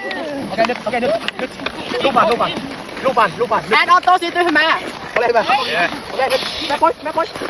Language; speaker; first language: Finnish; non-native, learner; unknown